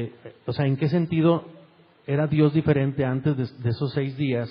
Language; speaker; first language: Spanish; native; Spanish